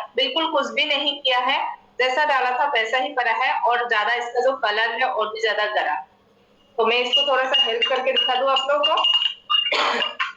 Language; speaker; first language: Hindi; non-native, local second language; Assamese